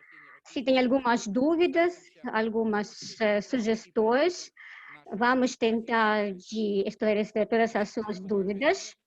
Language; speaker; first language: Portuguese; non-native, fluent; Russian